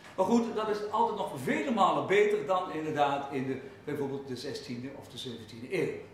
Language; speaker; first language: Dutch; native; Dutch